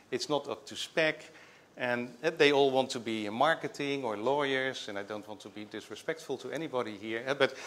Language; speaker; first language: English; non-native, fluent; Dutch